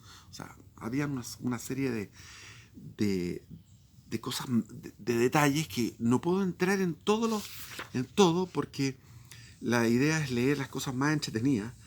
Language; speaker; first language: Spanish; native; Spanish